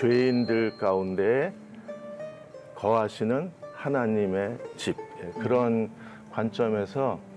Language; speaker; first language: Korean; native; Korean